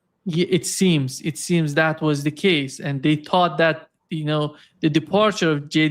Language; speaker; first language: English; non-native, fluent; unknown